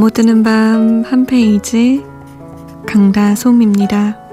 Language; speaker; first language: Korean; native; Korean